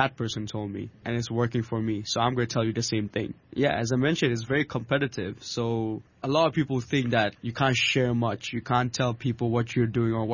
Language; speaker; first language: English; non-native, local second language; Bangla